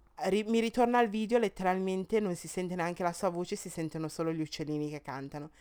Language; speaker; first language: Italian; early bilingual, other home language; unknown